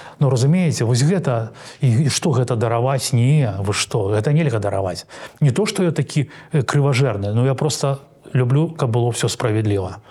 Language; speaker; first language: Belarusian; non-native, local second language; Russian